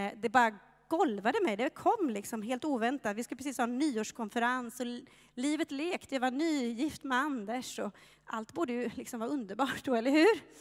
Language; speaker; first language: Swedish; native; Swedish